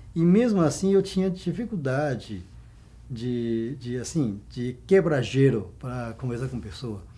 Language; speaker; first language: Portuguese; non-native, fluent; Chinese